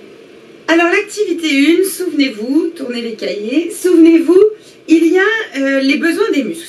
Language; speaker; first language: French; native; French